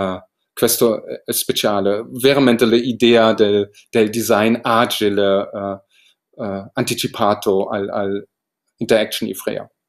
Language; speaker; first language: Italian; non-native, learner; German